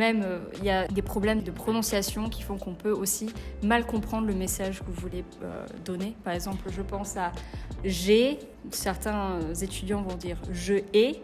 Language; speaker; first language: French; native; French